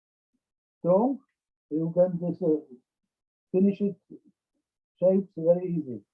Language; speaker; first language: English; non-native, learner; Czech